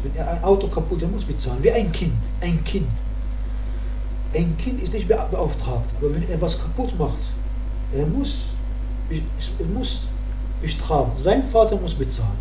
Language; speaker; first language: German; non-native, learner; Arabic